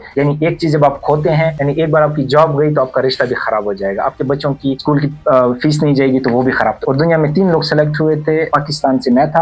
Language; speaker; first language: Urdu; non-native, local second language; Pashto